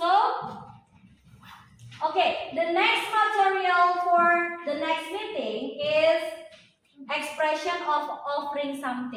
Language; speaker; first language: English; non-native, fluent; Indonesian